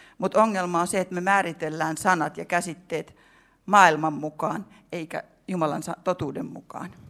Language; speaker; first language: Finnish; native; Finnish